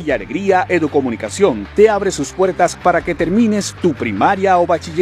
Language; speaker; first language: Spanish; native; Spanish